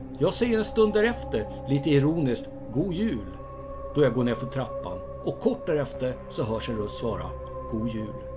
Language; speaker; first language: Swedish; native; Swedish